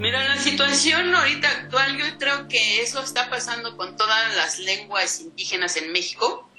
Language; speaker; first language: Spanish; non-native, local second language; Zapotec